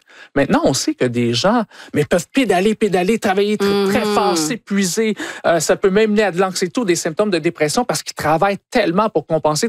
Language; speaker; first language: French; native; French